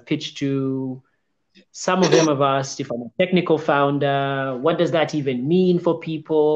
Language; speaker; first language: English; non-native, local second language; Ganda